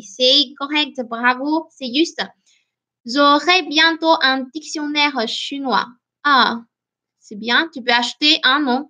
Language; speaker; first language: French; non-native, fluent; Chinese